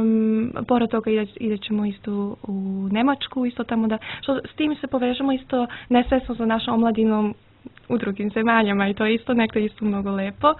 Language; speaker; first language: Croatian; early bilingual, heritage; Serbian